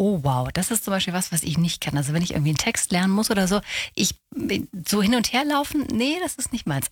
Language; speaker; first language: German; native; German